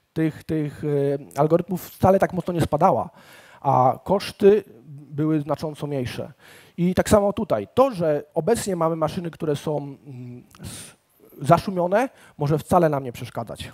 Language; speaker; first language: Polish; native; Polish